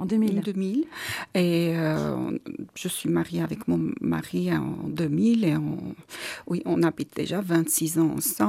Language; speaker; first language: French; non-native, learner; Armenian